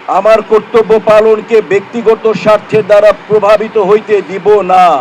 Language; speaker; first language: Bangla; native; Bangla